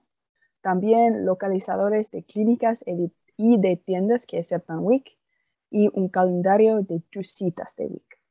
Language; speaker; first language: Spanish; non-native, fluent; English